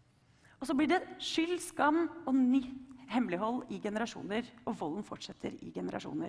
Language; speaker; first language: Norwegian; native; Norwegian